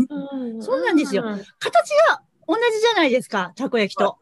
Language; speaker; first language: Japanese; native; Japanese